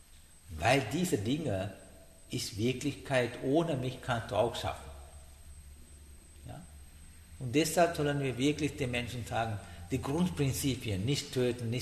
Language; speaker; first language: German; non-native, learner; Sinhala